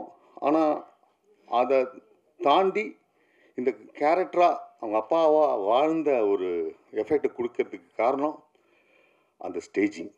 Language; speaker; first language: Tamil; native; Tamil